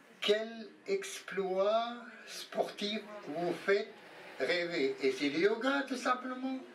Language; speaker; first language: French; non-native, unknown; Arabic